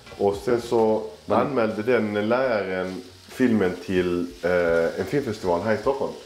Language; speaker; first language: Swedish; early bilingual, other home language; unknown